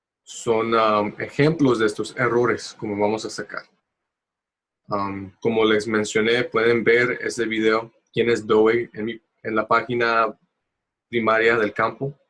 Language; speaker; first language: Spanish; early bilingual, heritage; Spanish